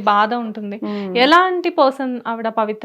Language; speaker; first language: Telugu; native; Telugu